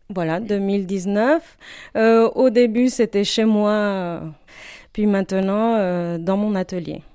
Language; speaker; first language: French; non-native, fluent; Spanish